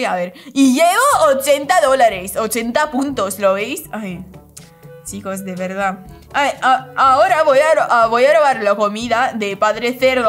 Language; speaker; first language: Spanish; non-native, fluent; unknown